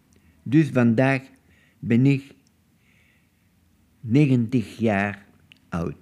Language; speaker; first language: Dutch; non-native, local second language; French